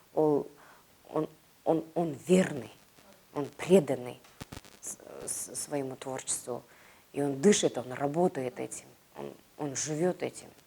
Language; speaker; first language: Russian; non-native, local second language; Kazakh